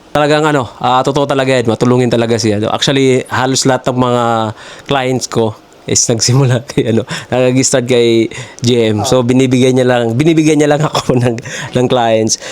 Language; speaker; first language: Filipino; non-native, local second language; Waray